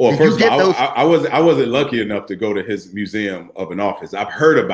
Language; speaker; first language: English; native; English